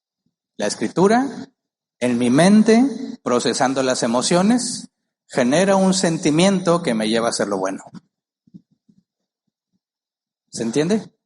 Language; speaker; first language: Spanish; native; Spanish